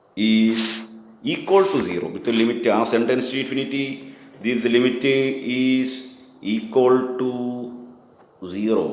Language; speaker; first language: English; non-native, local second language; Malayalam